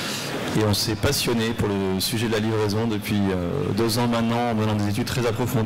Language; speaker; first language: French; native; French